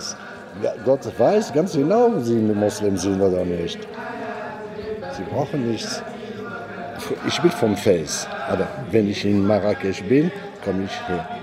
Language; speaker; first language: German; non-native, fluent; Arabic